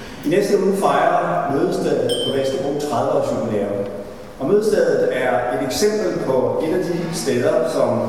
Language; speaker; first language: Danish; native; Danish